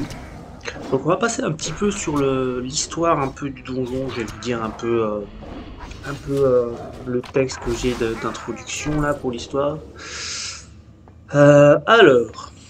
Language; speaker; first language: French; native; French